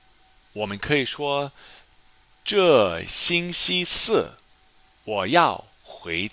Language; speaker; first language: Chinese; non-native, fluent; English